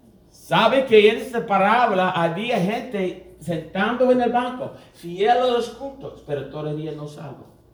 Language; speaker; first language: Spanish; non-native, learner; English